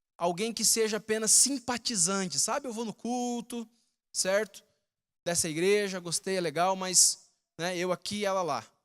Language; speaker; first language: Portuguese; native; Portuguese